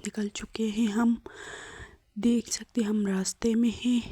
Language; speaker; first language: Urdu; non-native, local second language; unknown